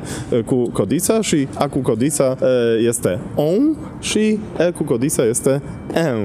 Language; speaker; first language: Romanian; non-native, fluent; Polish